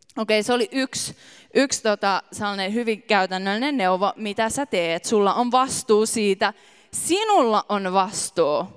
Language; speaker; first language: Finnish; native; Finnish